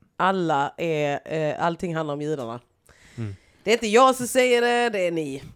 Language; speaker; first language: Swedish; native; Swedish